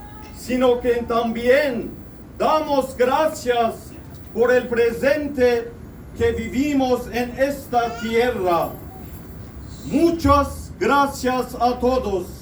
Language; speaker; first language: Spanish; non-native, fluent; Armenian